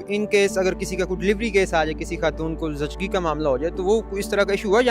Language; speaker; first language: Urdu; native; Urdu